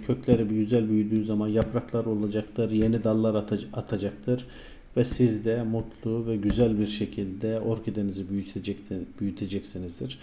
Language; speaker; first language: Turkish; native; Turkish